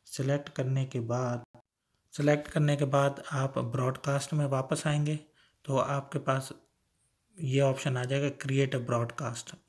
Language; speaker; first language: Urdu; non-native, local second language; Sindhi